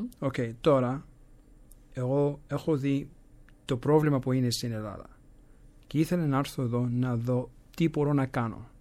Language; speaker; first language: Greek; early bilingual, heritage; English